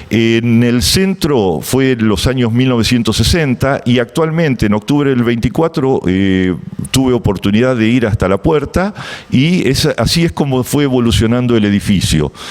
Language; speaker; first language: Spanish; native; Spanish